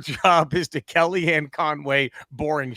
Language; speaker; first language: English; native; English